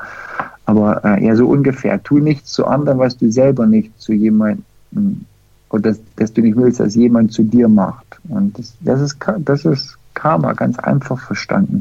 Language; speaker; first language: German; early bilingual, heritage; German